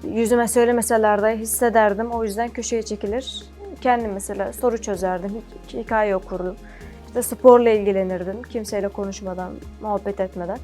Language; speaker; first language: Turkish; early bilingual, other home language; Arabic